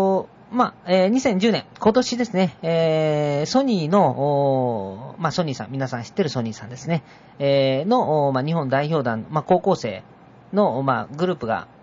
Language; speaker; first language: Japanese; native; Japanese